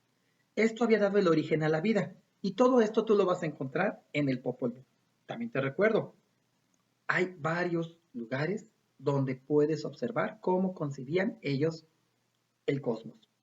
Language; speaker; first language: Spanish; native; Spanish